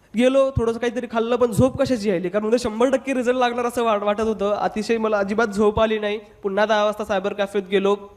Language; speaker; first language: Marathi; non-native, local second language; Hindi